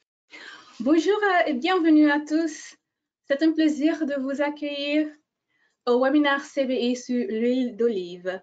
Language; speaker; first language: French; non-native, fluent; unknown